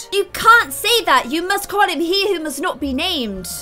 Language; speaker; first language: English; native; English